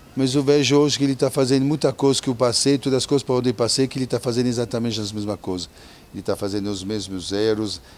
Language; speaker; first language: Portuguese; non-native, fluent; French